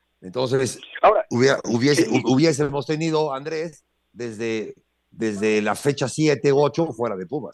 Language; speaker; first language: Spanish; native; Spanish